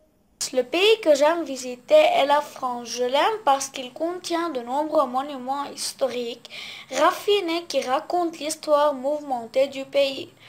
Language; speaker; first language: French; non-native, local second language; Arabic